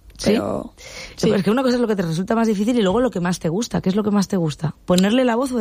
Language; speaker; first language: Spanish; native; Spanish